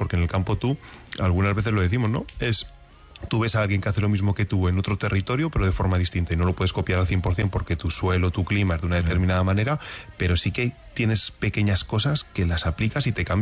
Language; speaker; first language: Spanish; native; Spanish